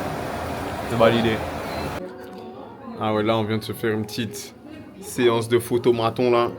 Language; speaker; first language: French; native; French